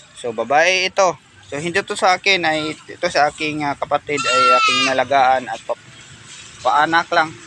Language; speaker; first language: Filipino; non-native, local second language; Cebuano